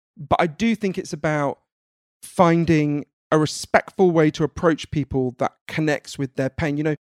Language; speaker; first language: English; native; English